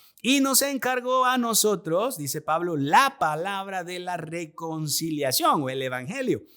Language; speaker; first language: Spanish; native; Spanish